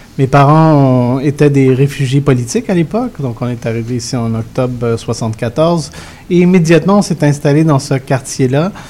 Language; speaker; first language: French; early bilingual, other home language; Spanish